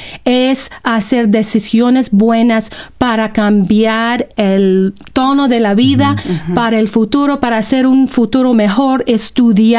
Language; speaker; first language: Spanish; non-native, fluent; English